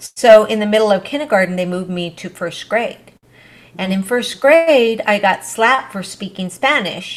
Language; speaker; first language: English; early bilingual, other home language; Spanish